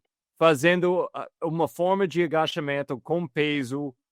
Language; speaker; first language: Portuguese; non-native, fluent; English